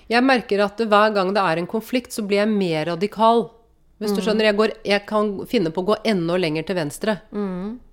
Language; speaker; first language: Norwegian; native; Norwegian